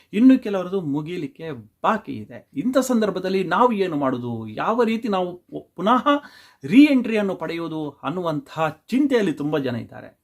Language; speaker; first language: Kannada; non-native, local second language; Tulu